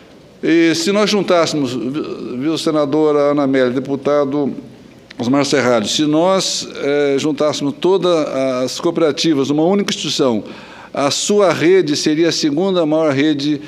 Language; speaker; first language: Portuguese; native; Portuguese